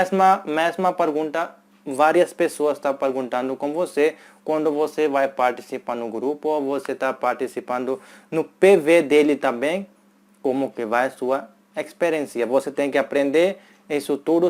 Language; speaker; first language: Portuguese; non-native, fluent; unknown